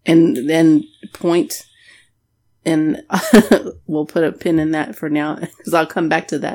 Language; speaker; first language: English; native; English